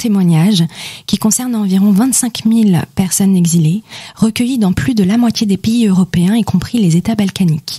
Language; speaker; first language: French; native; French